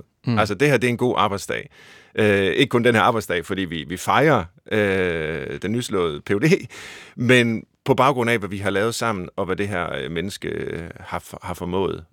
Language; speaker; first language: Danish; native; Danish